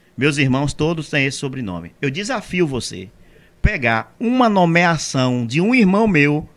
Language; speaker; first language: Portuguese; native; Portuguese